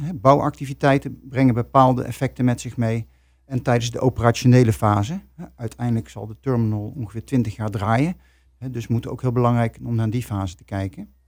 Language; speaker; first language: English; non-native, fluent; Dutch